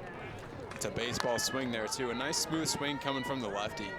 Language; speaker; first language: English; native; English